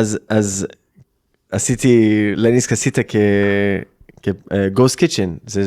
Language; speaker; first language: Hebrew; early bilingual, heritage; English